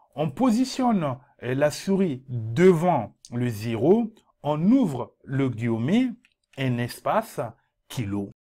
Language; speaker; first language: French; non-native, local second language; Dyula